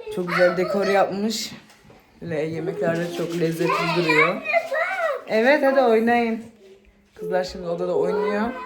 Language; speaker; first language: Turkish; early bilingual, heritage; Turkish